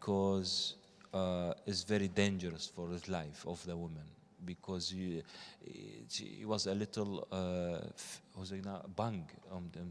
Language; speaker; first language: English; non-native, learner; Arabic